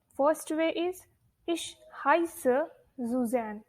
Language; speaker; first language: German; non-native, fluent; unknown